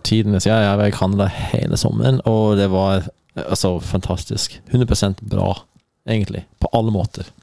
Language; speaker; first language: Norwegian; non-native, fluent; English